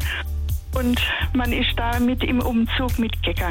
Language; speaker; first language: German; native; German